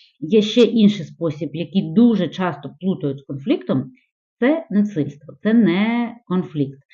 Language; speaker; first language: Ukrainian; non-native, local second language; Russian